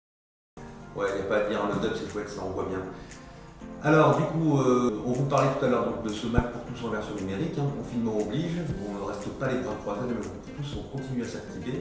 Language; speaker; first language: French; native; French